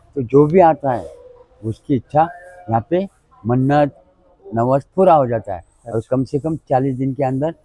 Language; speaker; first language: Hindi; non-native, local second language; Marathi